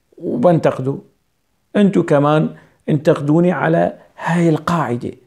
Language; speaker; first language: Arabic; non-native, local second language; Kurdish